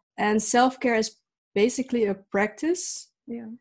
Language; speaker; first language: English; early bilingual, other home language; Dutch